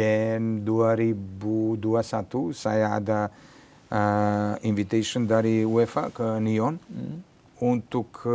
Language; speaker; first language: Indonesian; non-native, learner; Serbian